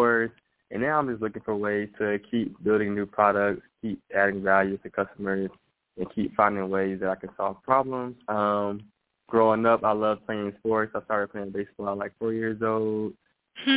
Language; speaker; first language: English; native; English